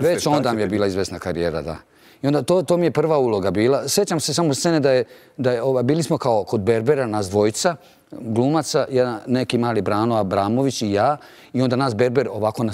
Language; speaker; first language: Bosnian; native; Bosnian